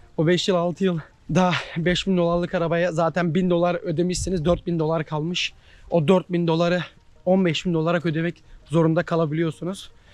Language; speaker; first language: Turkish; native; Turkish